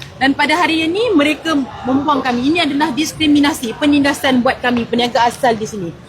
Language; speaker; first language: Malay; native; Malay